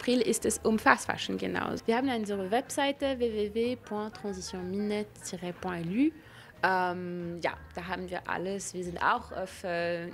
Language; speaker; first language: German; non-native, local second language; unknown